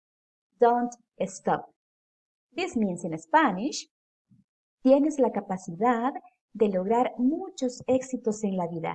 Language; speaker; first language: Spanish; native; Spanish